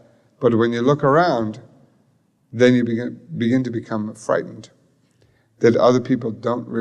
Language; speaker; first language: English; native; English